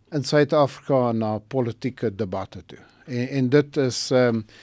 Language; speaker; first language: Afrikaans; non-native, local second language; English